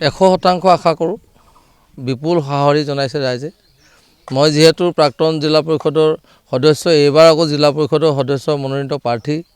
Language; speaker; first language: Assamese; native; Assamese